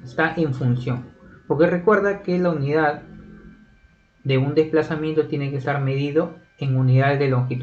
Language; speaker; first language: Spanish; native; Spanish